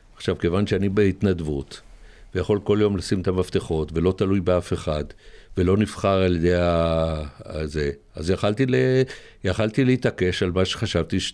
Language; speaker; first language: Hebrew; native; Hebrew